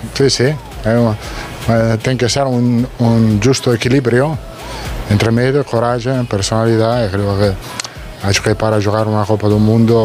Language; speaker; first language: Portuguese; non-native, fluent; Italian